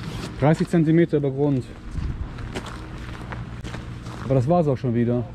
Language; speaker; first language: German; native; German